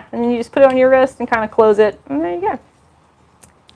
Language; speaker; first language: English; native; English